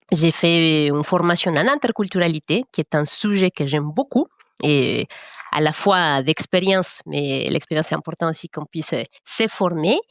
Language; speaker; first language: French; non-native, fluent; Spanish